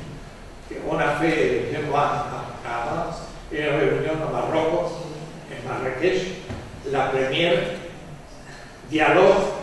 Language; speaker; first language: French; non-native, fluent; Spanish